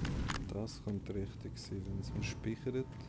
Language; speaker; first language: German; native; German